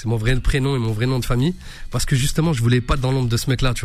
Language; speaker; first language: French; early bilingual, other home language; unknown